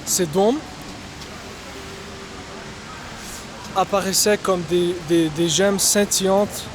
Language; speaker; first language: French; non-native, local second language; Arabic